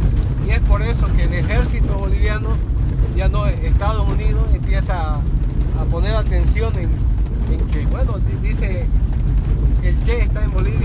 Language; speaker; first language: Spanish; native; Spanish